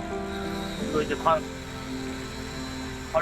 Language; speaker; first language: Korean; native; Korean